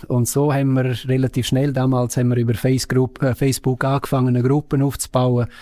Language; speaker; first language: German; non-native, local second language; Romansh